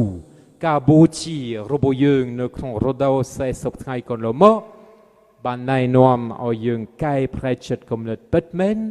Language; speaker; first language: Khmer; non-native, fluent; French